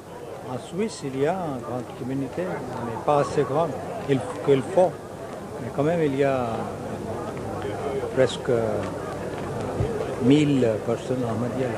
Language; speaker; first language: French; non-native, fluent; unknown